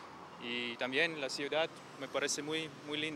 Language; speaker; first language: Spanish; non-native, learner; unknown